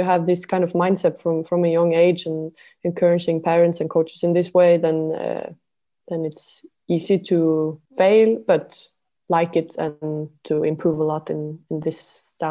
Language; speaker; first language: English; non-native, fluent; Norwegian